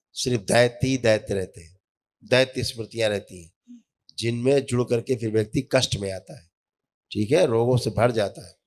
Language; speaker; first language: Hindi; native; Hindi